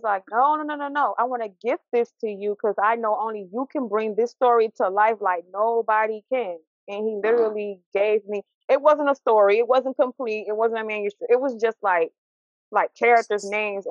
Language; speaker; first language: English; native; English